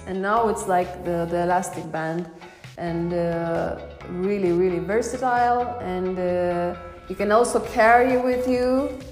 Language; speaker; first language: English; non-native, fluent; Romanian